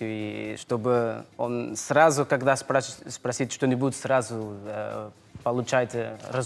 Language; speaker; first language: Russian; non-native, learner; Portuguese